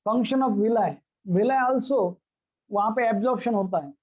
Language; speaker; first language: Hindi; non-native, local second language; Marathi